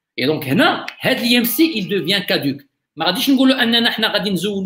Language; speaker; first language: French; non-native, local second language; Arabic